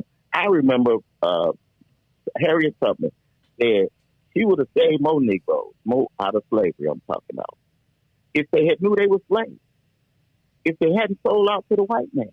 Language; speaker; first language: English; native; English